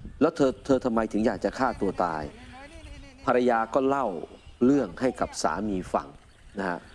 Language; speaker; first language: Thai; native; Thai